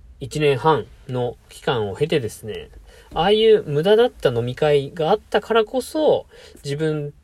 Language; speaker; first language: Japanese; native; Japanese